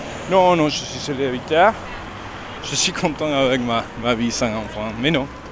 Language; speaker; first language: French; non-native, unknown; Spanish